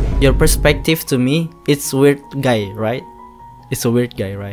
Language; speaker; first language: English; non-native, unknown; Indonesian